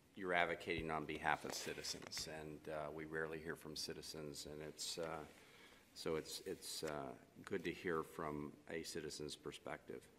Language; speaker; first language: English; native; English